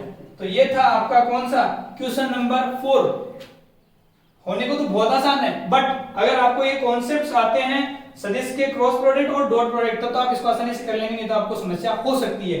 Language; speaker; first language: Hindi; native; Hindi